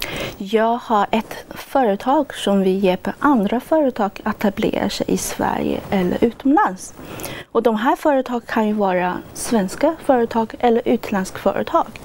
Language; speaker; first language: Swedish; non-native, fluent; Chinese